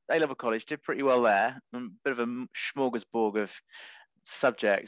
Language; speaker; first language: English; native; English